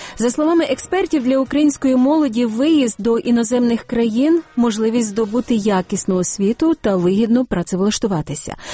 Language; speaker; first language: Ukrainian; native; Ukrainian